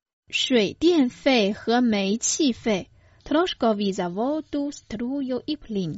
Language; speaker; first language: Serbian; non-native, fluent; Chinese